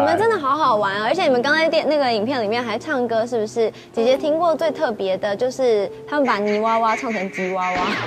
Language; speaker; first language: Chinese; native; Chinese